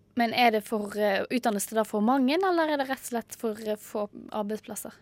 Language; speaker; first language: Norwegian; native; Norwegian